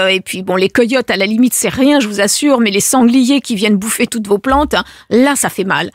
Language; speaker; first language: French; native; French